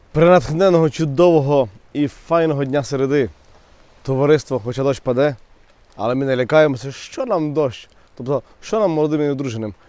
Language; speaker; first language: Ukrainian; native; Ukrainian